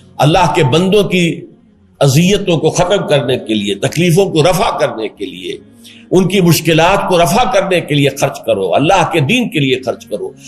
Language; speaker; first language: Urdu; native; Urdu